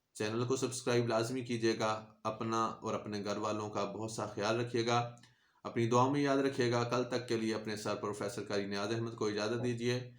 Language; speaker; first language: Urdu; non-native, local second language; Punjabi